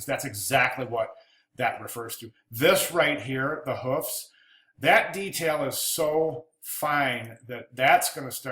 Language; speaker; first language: English; native; English